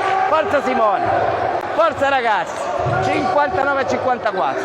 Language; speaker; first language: Italian; native; Italian